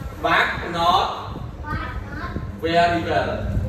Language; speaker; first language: English; non-native, learner; Khmer